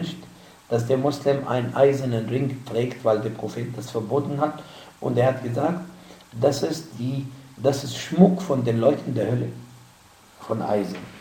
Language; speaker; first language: German; non-native, fluent; Arabic